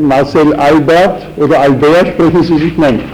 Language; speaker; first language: German; non-native, fluent; Italian